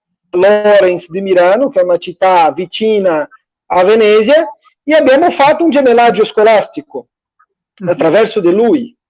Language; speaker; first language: Italian; non-native, fluent; Portuguese